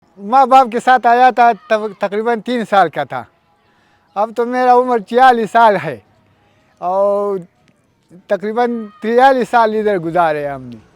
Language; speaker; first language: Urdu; early bilingual, other home language; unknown